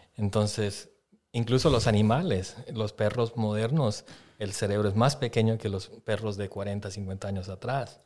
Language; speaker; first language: Spanish; early bilingual, heritage; Spanish